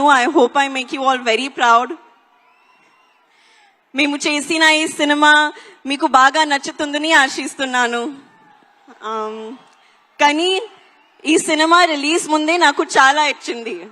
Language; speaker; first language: Telugu; non-native, fluent; Hindi